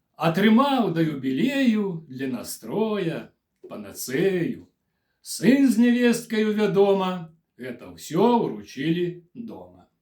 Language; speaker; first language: Belarusian; native; Belarusian